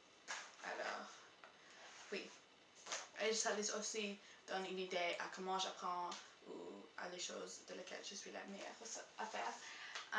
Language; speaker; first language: French; non-native, local second language; English